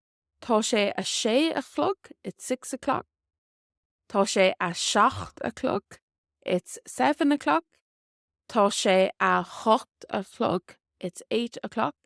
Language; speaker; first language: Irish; non-native, local second language; English